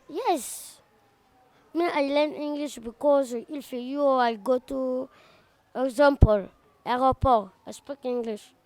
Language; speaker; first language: English; non-native, learner; Lingala